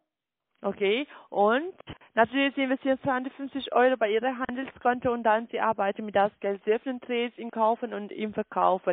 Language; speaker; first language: German; non-native, learner; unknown